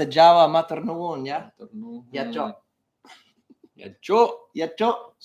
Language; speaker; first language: Indonesian; non-native, learner; English